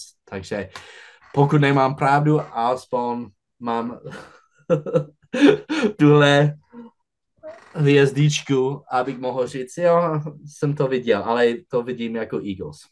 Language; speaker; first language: Czech; non-native, fluent; English